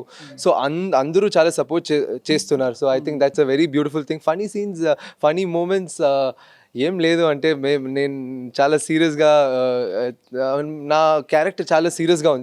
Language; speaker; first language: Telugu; non-native, local second language; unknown